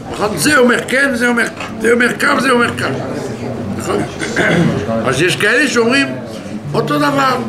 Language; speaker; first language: Hebrew; non-native, fluent; French